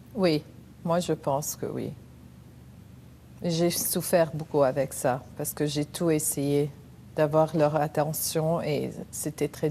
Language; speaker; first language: French; non-native, local second language; Arabic